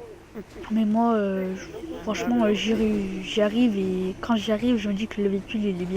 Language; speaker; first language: French; native; French